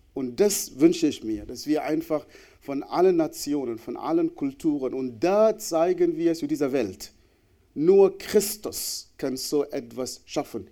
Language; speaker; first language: German; non-native, fluent; Arabic